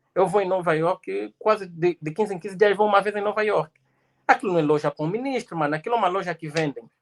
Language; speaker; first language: Portuguese; native; Portuguese